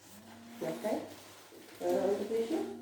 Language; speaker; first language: English; non-native, local second language; Filipino